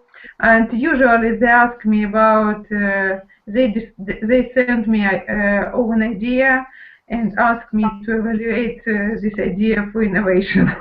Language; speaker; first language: English; non-native, learner; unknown